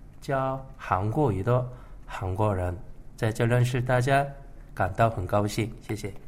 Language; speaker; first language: Chinese; non-native, fluent; Korean